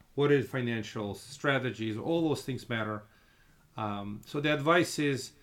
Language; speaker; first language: English; non-native, fluent; Russian